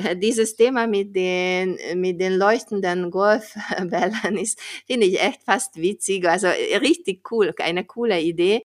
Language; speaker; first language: German; non-native, fluent; Hungarian